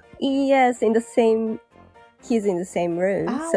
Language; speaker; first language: English; non-native, learner; Japanese